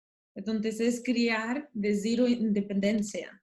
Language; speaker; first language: Spanish; non-native, learner; Russian